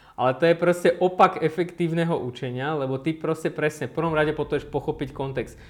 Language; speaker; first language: Slovak; early bilingual, other home language; Armenian